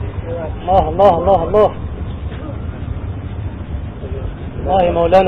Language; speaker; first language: Arabic; native; Arabic